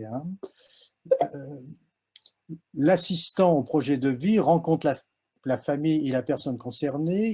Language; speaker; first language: French; native; French